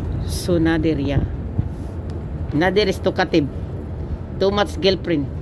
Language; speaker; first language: English; non-native, learner; Cebuano